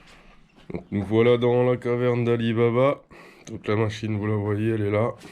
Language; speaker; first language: French; native; French